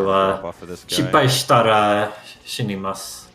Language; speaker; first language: Japanese; non-native, learner; English